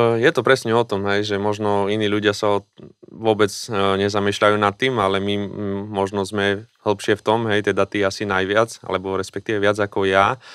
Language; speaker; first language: Slovak; native; Slovak